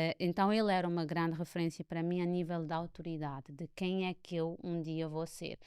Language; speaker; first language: Portuguese; non-native, local second language; Kabuverdianu